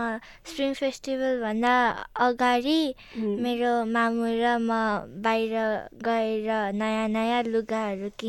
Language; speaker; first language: Nepali; early bilingual, other home language; Chinese